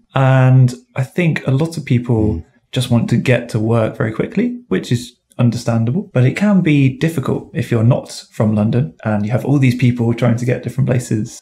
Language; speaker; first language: English; native; English